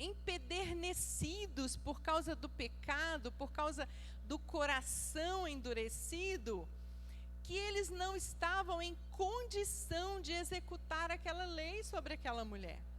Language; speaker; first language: Portuguese; native; Portuguese